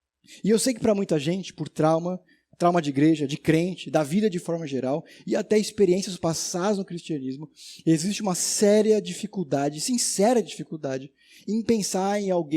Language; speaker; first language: Portuguese; native; Portuguese